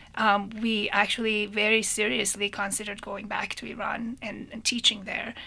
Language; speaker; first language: English; non-native, fluent; Persian